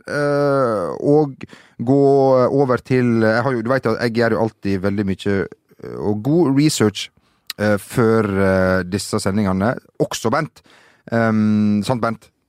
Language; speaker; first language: Norwegian; native; Norwegian